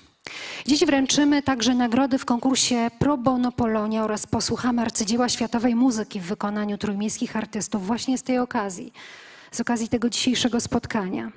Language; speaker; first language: Polish; native; Polish